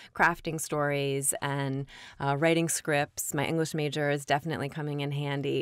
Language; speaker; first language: English; native; English